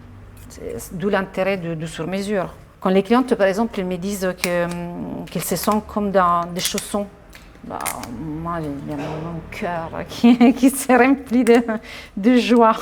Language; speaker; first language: French; non-native, fluent; Italian